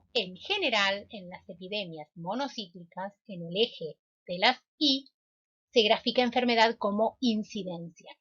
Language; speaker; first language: Spanish; native; Spanish